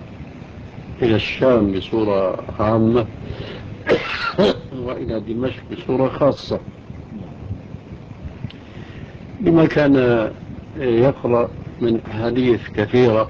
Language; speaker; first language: Arabic; early bilingual, other home language; Albanian